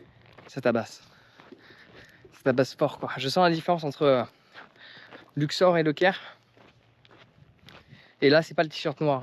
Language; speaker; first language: French; native; French